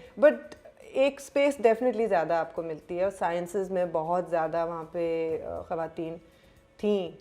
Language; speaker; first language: Urdu; native; Urdu